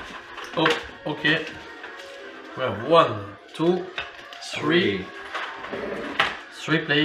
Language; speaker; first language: English; non-native, learner; French